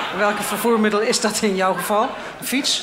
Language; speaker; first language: Dutch; native; Dutch